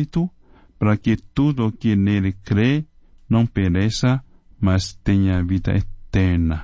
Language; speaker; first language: Portuguese; non-native, fluent; Chinese